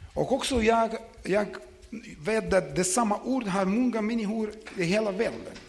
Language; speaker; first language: Swedish; non-native, learner; Ukrainian